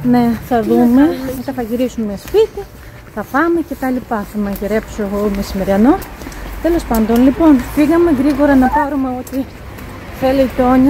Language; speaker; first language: Greek; native; Greek